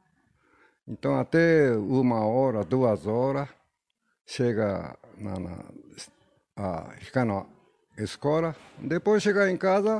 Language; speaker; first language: Portuguese; non-native, learner; Japanese